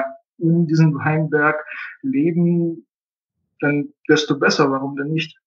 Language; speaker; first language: German; non-native, fluent; Russian